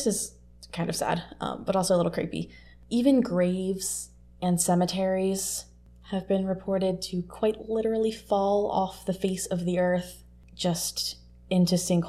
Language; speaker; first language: English; native; English